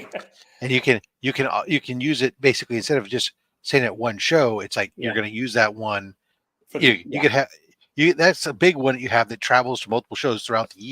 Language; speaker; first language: English; native; English